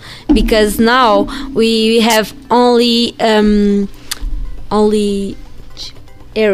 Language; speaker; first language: English; non-native, learner; Portuguese